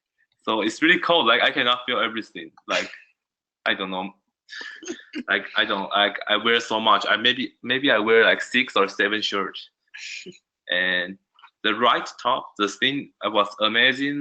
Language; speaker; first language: English; non-native, learner; Chinese